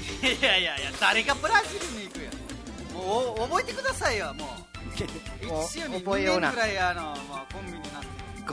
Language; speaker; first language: Japanese; non-native, fluent; Nepali